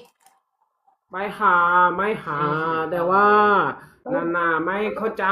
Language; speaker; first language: Thai; non-native, learner; Korean